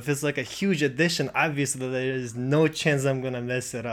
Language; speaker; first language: English; non-native, fluent; Russian